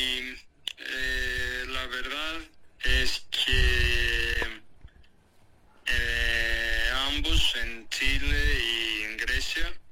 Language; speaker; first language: Spanish; non-native, fluent; Greek